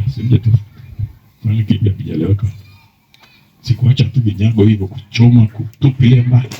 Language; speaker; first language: Swahili; non-native, local second language; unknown